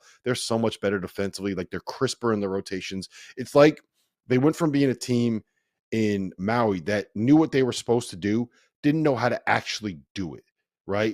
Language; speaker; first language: English; native; English